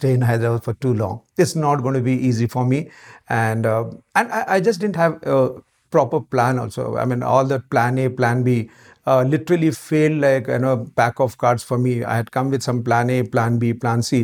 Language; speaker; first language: English; non-native, local second language; Marathi